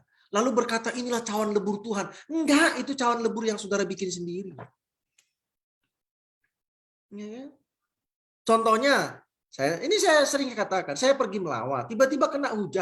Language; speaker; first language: Indonesian; native; Indonesian